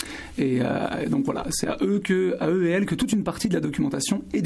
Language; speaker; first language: French; native; French